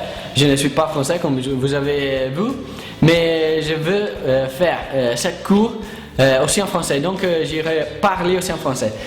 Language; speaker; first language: French; non-native, learner; Italian